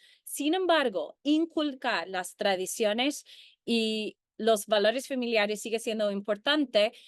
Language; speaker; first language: Spanish; early bilingual, heritage; Spanish